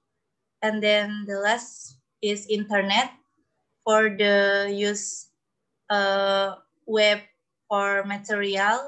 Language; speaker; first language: English; non-native, learner; Indonesian